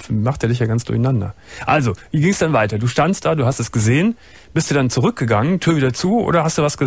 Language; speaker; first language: German; native; German